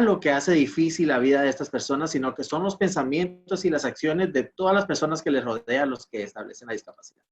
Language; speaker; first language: Spanish; native; Spanish